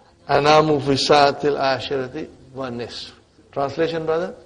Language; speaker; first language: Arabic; non-native, fluent; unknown